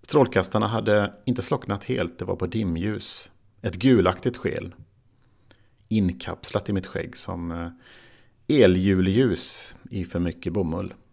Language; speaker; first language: Swedish; native; Swedish